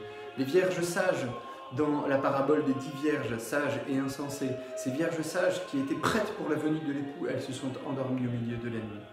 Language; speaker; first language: French; native; French